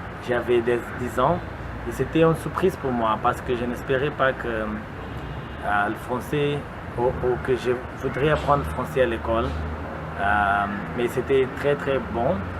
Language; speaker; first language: French; non-native, learner; Portuguese